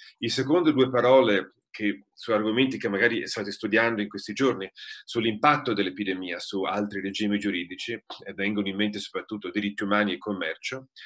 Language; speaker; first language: Italian; native; Italian